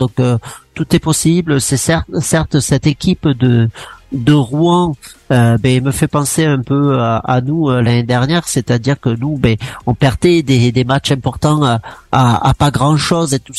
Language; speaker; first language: French; native; French